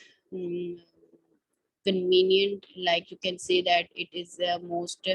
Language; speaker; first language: English; non-native, learner; Urdu